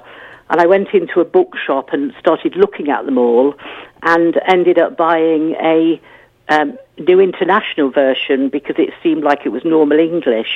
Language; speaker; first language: English; native; English